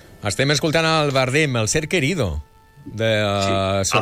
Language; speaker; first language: Catalan; native; Catalan